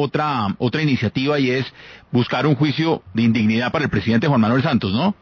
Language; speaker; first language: Spanish; native; Spanish